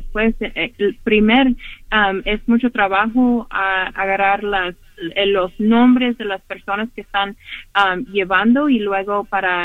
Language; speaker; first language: Spanish; early bilingual, heritage; Spanish